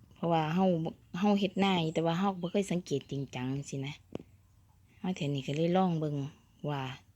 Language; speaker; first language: Thai; native; Thai